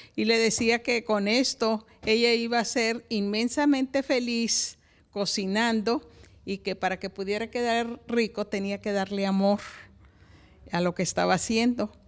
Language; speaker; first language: Spanish; native; Spanish